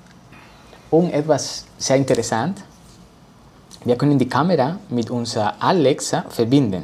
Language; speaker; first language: German; non-native, learner; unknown